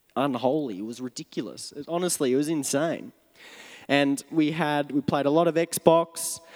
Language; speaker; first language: English; native; English